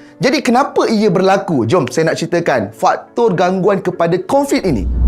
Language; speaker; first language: Malay; native; Malay